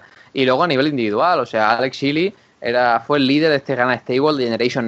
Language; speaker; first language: Spanish; native; Spanish